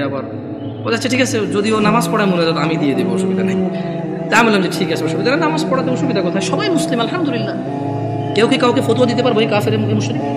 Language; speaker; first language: Bangla; early bilingual, heritage; Bangla